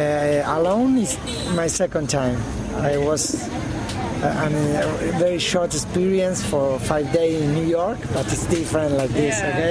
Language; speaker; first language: English; non-native, learner; Spanish